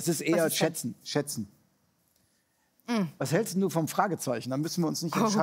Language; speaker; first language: German; native; German